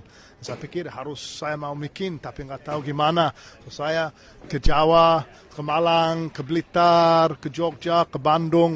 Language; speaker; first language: Indonesian; non-native, learner; English